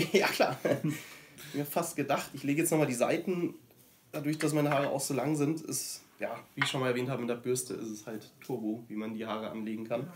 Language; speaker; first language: German; native; German